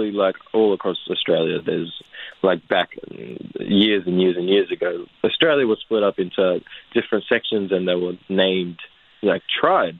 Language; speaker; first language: English; native; English